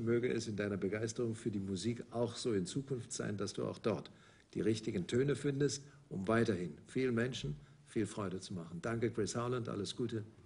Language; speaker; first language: German; native; German